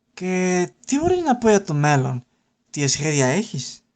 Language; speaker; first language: Greek; non-native, learner; Spanish